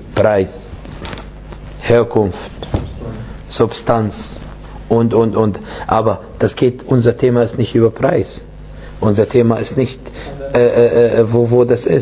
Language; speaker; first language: German; non-native, fluent; Arabic